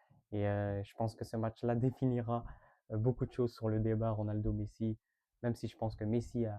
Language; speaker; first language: French; native; French